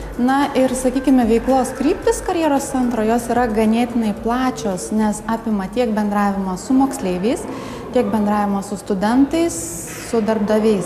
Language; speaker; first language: Lithuanian; native; Lithuanian